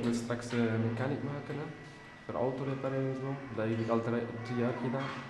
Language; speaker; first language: Dutch; early bilingual, other home language; Albanian